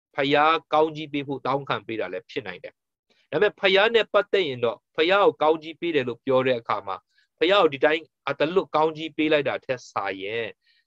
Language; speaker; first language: Burmese; non-native, local second language; Tedim Chin